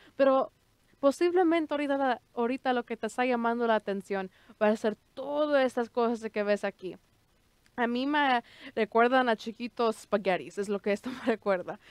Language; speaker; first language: Spanish; early bilingual, heritage; Spanish